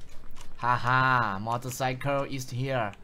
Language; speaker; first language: English; non-native, learner; Thai